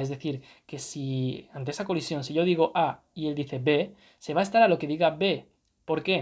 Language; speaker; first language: Spanish; native; Spanish